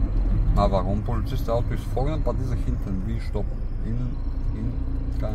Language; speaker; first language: German; non-native, learner; Bulgarian